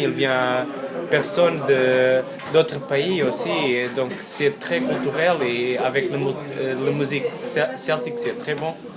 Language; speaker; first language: French; non-native, learner; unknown